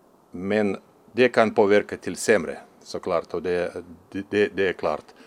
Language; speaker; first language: Swedish; non-native, fluent; Russian